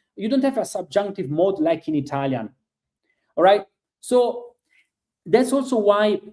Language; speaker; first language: English; non-native, fluent; Italian